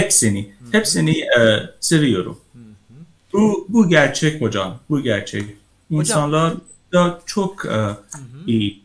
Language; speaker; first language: Turkish; non-native, learner; Persian